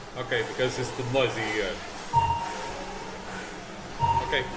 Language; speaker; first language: English; non-native, learner; Portuguese